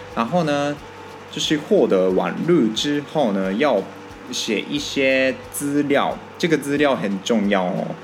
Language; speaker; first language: Chinese; non-native, fluent; Japanese